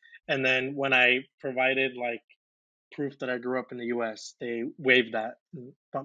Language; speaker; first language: English; native; English